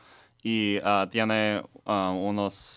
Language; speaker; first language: Spanish; non-native, learner; English